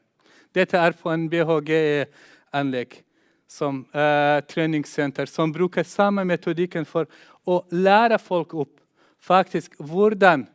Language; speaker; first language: Norwegian; non-native, fluent; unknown